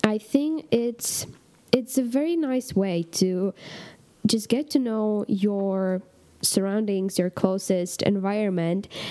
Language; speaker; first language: English; non-native, fluent; Polish